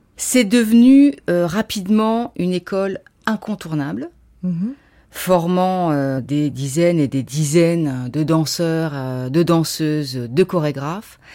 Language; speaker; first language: French; native; French